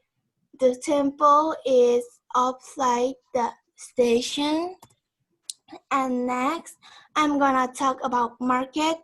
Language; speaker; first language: English; non-native, learner; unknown